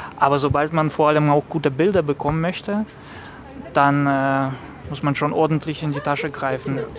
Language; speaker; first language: German; non-native, fluent; Russian